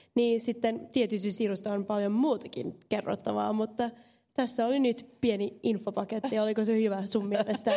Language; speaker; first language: Finnish; non-native, local second language; Swedish